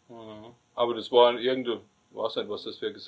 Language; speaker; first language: German; native; German